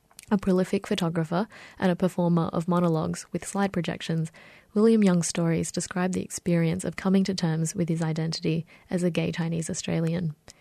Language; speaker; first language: English; early bilingual, other home language; Chinese